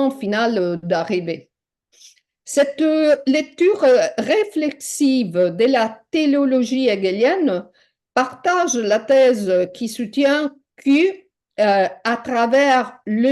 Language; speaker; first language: French; non-native, fluent; Italian